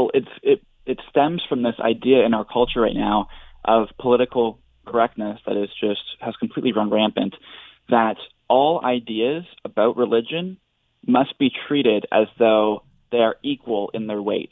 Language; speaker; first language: English; native; English